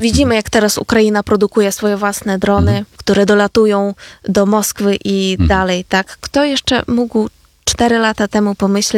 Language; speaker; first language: Polish; non-native, fluent; Ukrainian